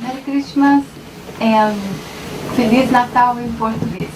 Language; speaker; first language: English; non-native, learner; Portuguese